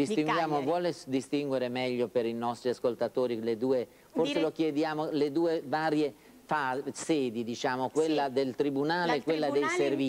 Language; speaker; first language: Italian; native; Italian